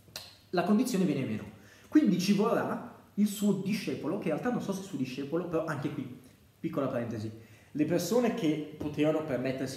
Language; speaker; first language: Italian; native; Italian